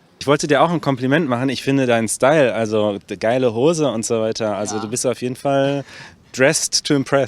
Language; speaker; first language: German; native; German